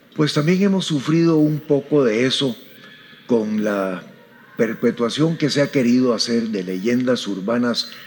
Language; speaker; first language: Spanish; native; Spanish